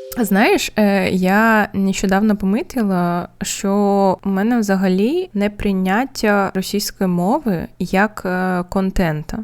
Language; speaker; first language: Ukrainian; non-native, local second language; Russian